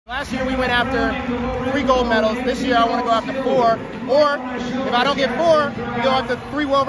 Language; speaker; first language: English; native; English